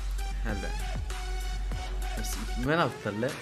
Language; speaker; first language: Arabic; native; Arabic